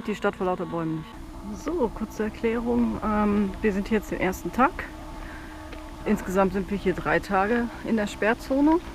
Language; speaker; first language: German; native; German